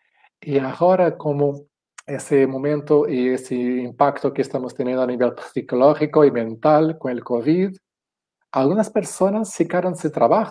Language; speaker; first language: Spanish; non-native, fluent; Portuguese